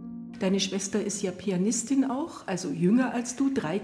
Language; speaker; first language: German; native; German